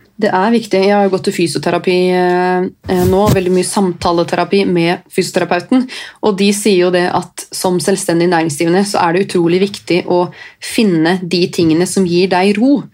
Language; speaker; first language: Norwegian; native; Norwegian